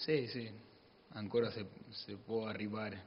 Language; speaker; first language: Italian; non-native, learner; Spanish